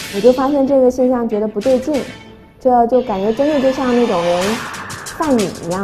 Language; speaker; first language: Chinese; native; Chinese